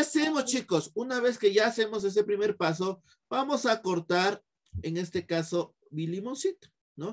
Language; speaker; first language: Spanish; native; Spanish